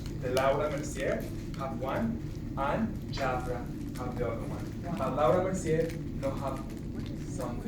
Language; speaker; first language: English; non-native, learner; Spanish